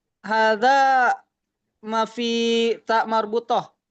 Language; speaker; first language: Arabic; non-native, learner; Indonesian